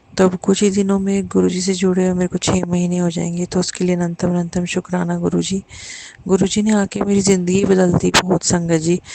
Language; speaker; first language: Hindi; native; Hindi